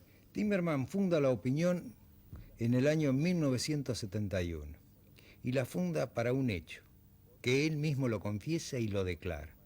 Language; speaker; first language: Spanish; native; Spanish